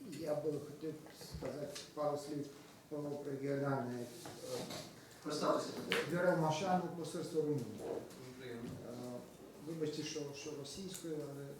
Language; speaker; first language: Ukrainian; non-native, learner; Romanian